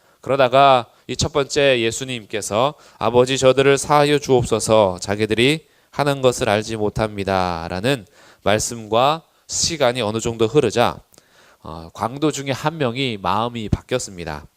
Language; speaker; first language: Korean; native; Korean